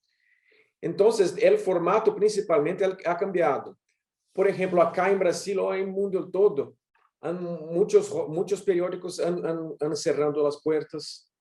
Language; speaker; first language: Spanish; non-native, learner; Portuguese